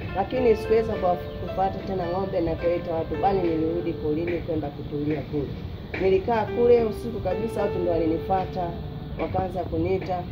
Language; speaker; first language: Swahili; non-native, local second language; Masai